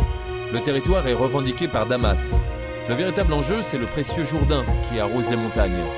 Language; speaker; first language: French; native; French